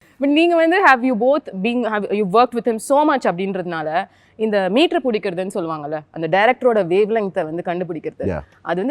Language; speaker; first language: Tamil; native; Tamil